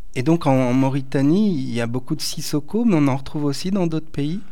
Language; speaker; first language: French; native; French